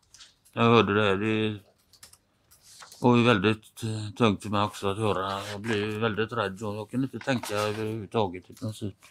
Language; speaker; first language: Swedish; native; Swedish